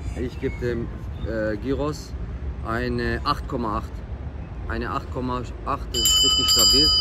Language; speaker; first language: German; native; German